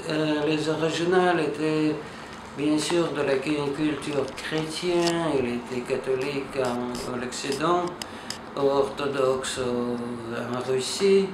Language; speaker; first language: French; non-native, fluent; Russian